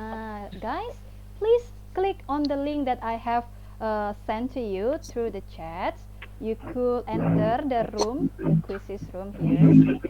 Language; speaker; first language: English; non-native, fluent; Indonesian